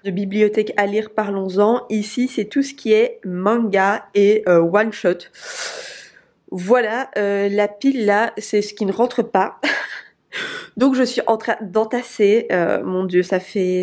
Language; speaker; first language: French; native; French